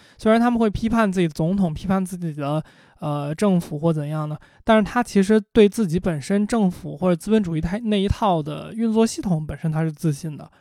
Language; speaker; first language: Chinese; native; Chinese